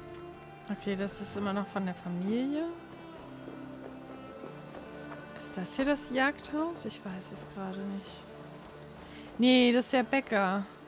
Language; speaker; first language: German; native; German